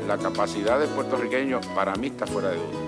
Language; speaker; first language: Spanish; native; Spanish